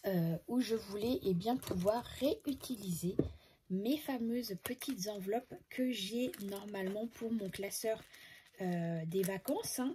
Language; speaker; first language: French; native; French